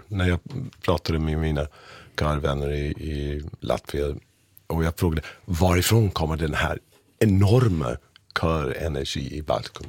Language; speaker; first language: Swedish; non-native, fluent; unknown